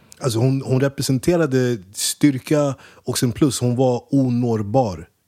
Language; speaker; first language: Swedish; early bilingual, other home language; English